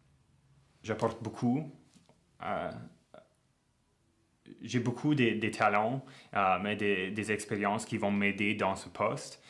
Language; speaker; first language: French; non-native, local second language; English